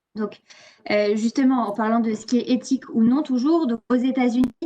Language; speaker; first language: French; native; French